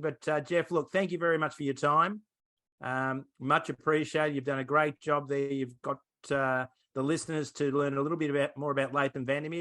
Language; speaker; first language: English; native; English